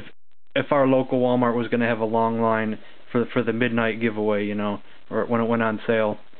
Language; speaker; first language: English; native; English